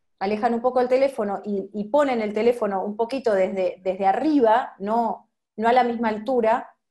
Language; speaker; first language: Spanish; native; Spanish